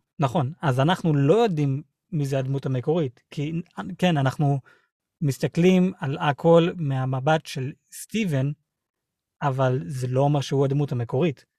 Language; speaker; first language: Hebrew; early bilingual, other home language; English